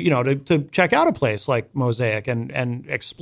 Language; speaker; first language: English; native; English